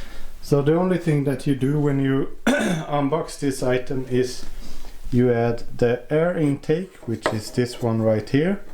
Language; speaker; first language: English; non-native, fluent; Swedish